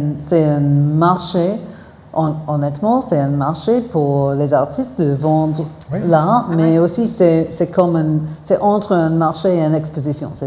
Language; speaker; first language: French; non-native, fluent; English